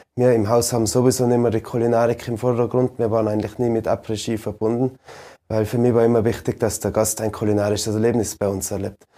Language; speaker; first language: German; native; German